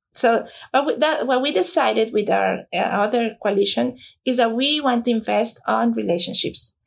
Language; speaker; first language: English; non-native, fluent; Spanish